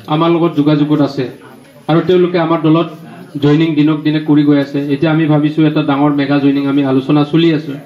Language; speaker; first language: Assamese; non-native, local second language; Bodo